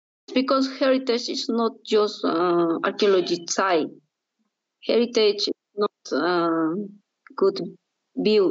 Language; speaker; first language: English; non-native, learner; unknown